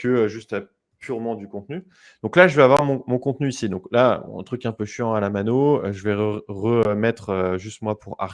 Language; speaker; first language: French; native; French